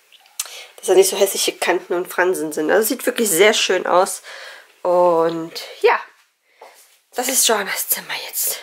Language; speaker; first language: German; native; German